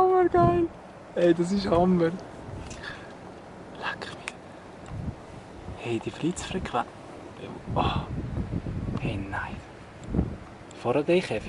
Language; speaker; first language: German; native; German